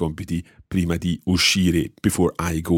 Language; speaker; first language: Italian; non-native, fluent; English